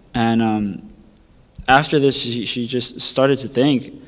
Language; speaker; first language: English; early bilingual, other home language; Spanish